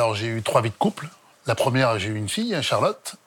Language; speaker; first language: French; native; French